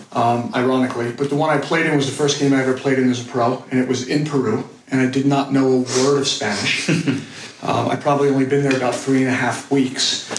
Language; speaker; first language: English; native; English